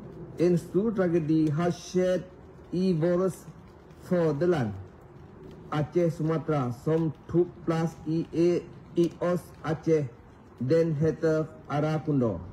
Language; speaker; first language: Norwegian; non-native, learner; Achinese